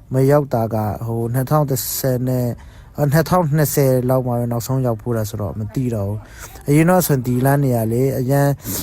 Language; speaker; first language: Burmese; non-native, local second language; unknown